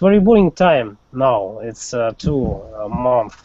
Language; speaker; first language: English; non-native, learner; Russian